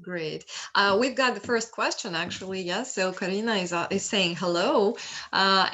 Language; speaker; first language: English; non-native, fluent; Russian